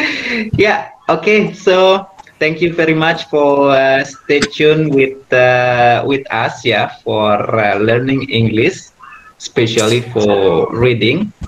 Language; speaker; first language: English; non-native, fluent; Indonesian